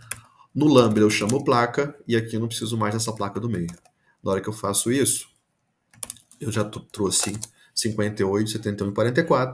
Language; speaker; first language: Portuguese; native; Portuguese